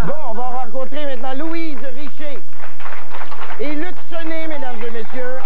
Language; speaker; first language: French; native; French